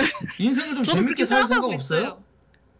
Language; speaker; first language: Korean; native; Korean